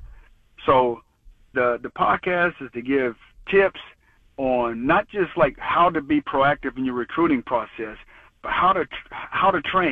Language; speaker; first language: English; native; English